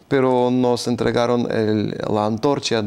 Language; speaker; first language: Spanish; non-native, fluent; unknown